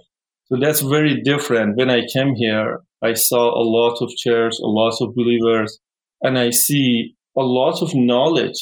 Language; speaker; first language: English; non-native, fluent; Persian